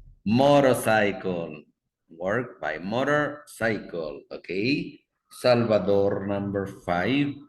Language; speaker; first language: English; non-native, fluent; Spanish